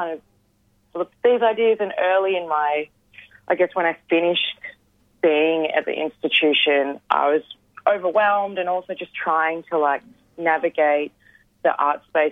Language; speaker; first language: English; native; English